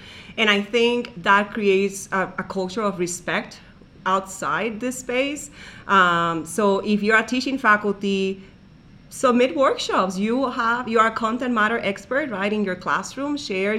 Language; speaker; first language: English; non-native, fluent; Spanish